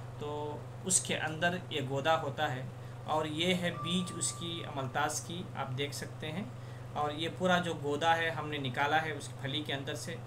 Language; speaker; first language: Urdu; native; Urdu